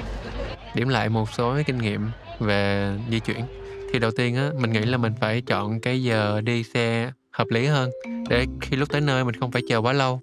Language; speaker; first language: Vietnamese; native; Vietnamese